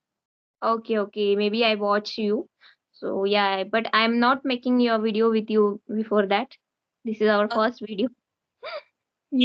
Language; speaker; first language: English; non-native, learner; Hindi